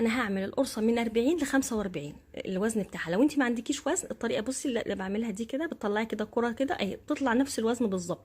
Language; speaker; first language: Arabic; native; Arabic